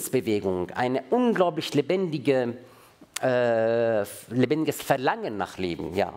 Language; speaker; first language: German; non-native, fluent; Persian